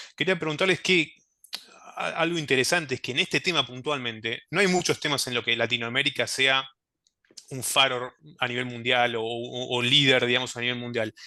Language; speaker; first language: Spanish; native; Spanish